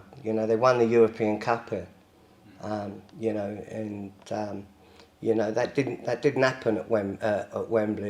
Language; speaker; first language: English; native; English